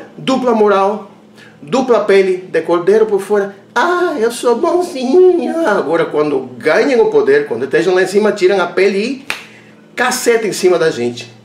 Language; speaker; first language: Portuguese; non-native, fluent; Spanish